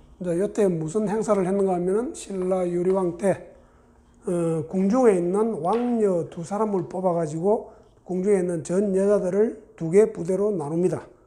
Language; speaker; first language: Korean; native; Korean